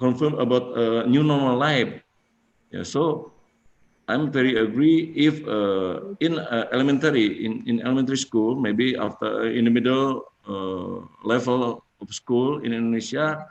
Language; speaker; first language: English; non-native, fluent; Indonesian